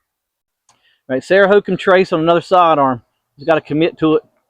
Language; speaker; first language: English; native; English